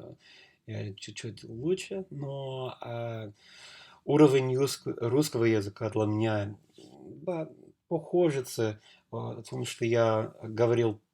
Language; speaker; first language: Russian; non-native, learner; English